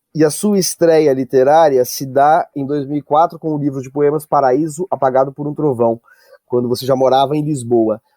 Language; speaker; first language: Portuguese; native; Portuguese